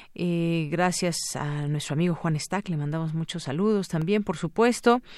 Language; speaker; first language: Spanish; native; Spanish